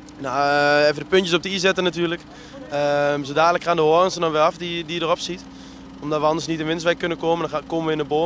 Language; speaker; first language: Dutch; native; Dutch